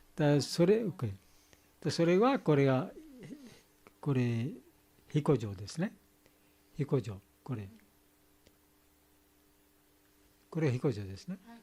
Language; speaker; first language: Japanese; non-native, fluent; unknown